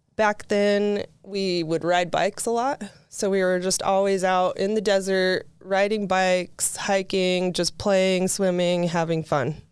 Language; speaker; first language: English; native; English